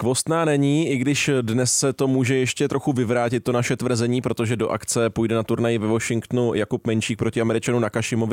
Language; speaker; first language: Czech; native; Czech